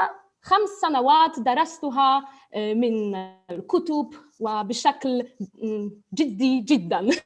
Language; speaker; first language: Arabic; non-native, fluent; Polish